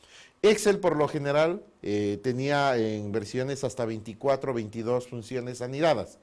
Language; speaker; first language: Spanish; native; Spanish